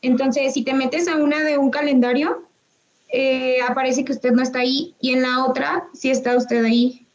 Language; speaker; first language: Spanish; native; Spanish